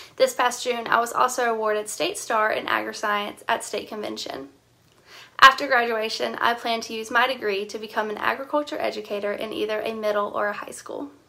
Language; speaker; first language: English; native; English